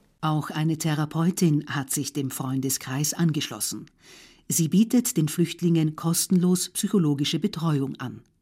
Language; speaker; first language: German; native; German